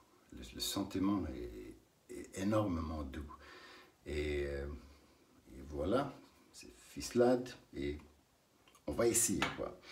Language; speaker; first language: French; non-native, learner; English